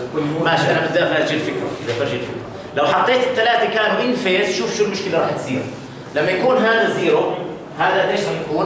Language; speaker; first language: Arabic; native; Arabic